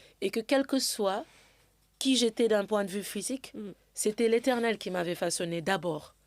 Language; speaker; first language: French; non-native, local second language; Wolof